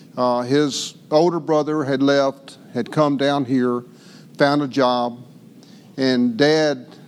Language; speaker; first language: English; native; English